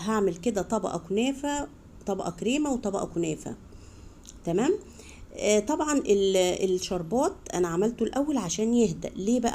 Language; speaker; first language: Arabic; native; Arabic